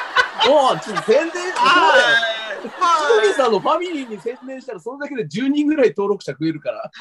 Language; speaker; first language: Japanese; native; Japanese